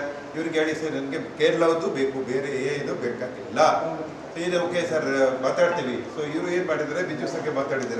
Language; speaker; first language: Kannada; non-native, fluent; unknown